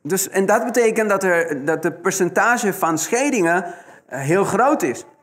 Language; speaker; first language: Dutch; non-native, fluent; Spanish